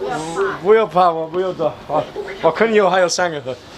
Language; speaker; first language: Chinese; non-native, learner; English